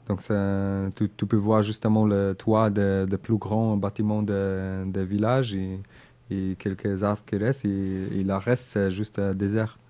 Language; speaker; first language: French; non-native, learner; Indonesian